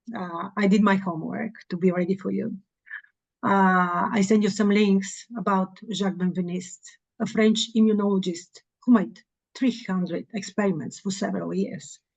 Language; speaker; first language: English; non-native, fluent; Bulgarian